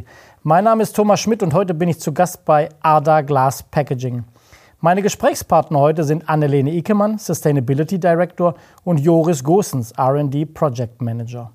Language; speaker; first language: German; native; German